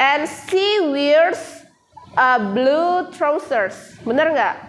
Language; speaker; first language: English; non-native, fluent; Indonesian